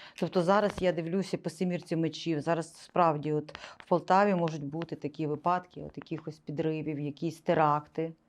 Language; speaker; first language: Ukrainian; non-native, local second language; Russian